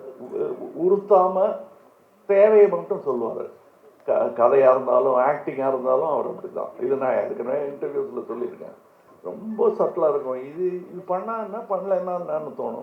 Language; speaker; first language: Tamil; native; Tamil